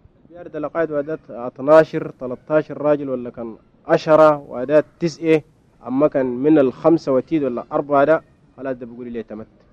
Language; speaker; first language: Arabic; native; Arabic